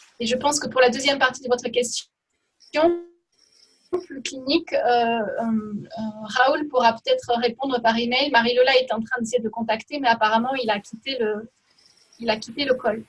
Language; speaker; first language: French; native; French